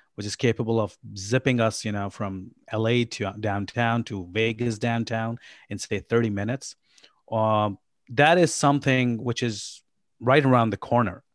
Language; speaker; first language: English; non-native, local second language; Urdu